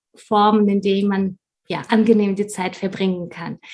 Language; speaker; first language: German; non-native, fluent; Russian